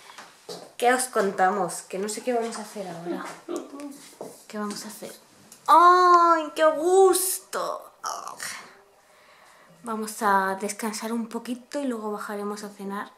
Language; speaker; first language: Spanish; native; Spanish